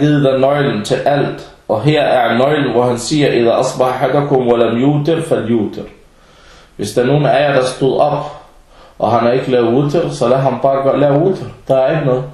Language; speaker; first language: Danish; early bilingual, other home language; Arabic